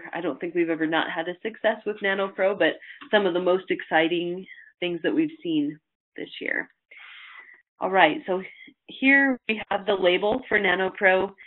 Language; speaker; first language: English; native; English